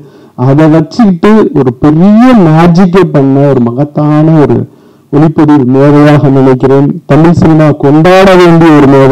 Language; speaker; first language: Tamil; native; Tamil